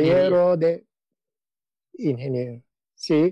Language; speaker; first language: Spanish; non-native, learner; Turkish